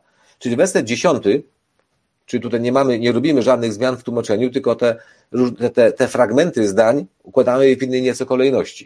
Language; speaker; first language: Polish; native; Polish